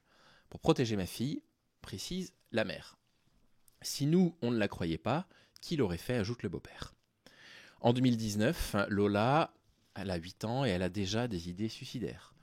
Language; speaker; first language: French; native; French